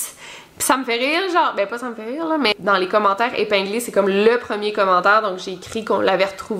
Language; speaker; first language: French; native; French